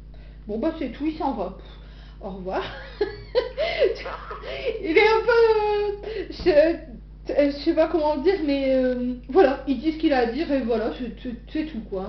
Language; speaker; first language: French; native; French